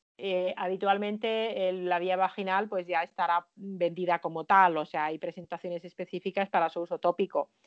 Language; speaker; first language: Spanish; non-native, fluent; Finnish